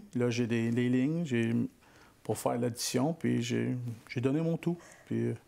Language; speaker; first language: French; native; French